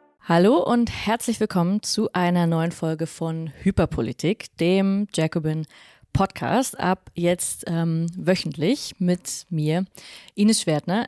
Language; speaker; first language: German; native; German